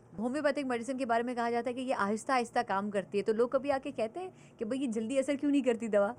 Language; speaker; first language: Urdu; native; Urdu